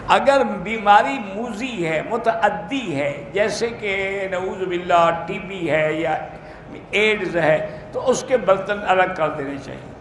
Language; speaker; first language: Urdu; early bilingual, heritage; Urdu